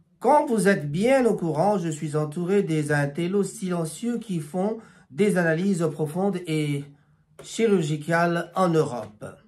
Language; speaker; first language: French; non-native, local second language; Lingala